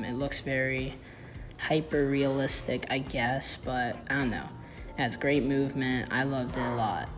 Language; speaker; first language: English; native; English